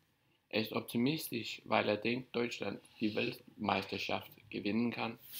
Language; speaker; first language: German; non-native, learner; Danish